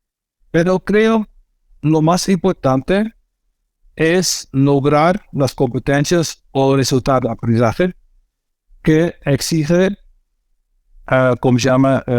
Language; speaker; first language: Spanish; non-native, fluent; Dutch